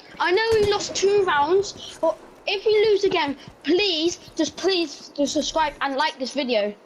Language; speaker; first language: English; native; English